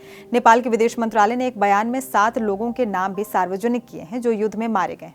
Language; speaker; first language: Hindi; native; Hindi